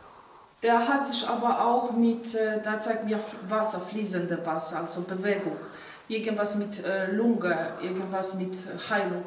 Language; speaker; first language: German; non-native, fluent; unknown